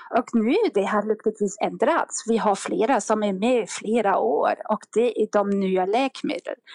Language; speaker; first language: Swedish; non-native, fluent; German